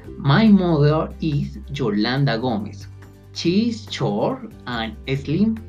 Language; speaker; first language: English; non-native, learner; Spanish